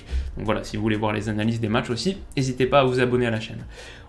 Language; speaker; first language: French; native; French